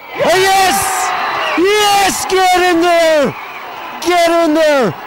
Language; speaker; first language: English; native; English